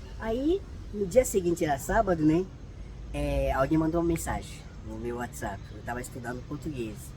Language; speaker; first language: Portuguese; non-native, fluent; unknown